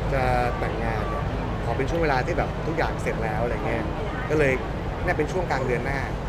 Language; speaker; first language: Thai; native; Thai